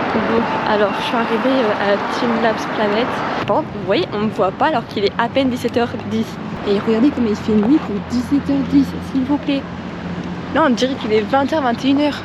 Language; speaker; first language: French; native; French